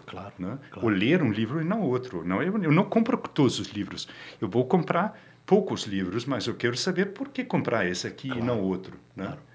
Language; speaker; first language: Portuguese; non-native, fluent; Danish